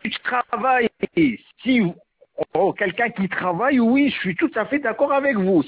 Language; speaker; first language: French; non-native, local second language; Arabic